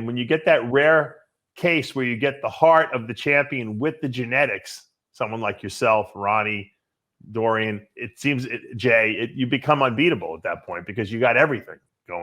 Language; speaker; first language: English; native; English